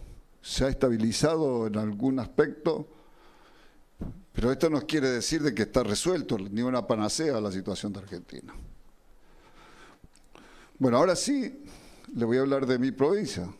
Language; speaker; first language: Spanish; native; Spanish